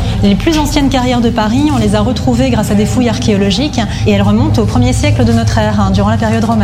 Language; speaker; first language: French; native; French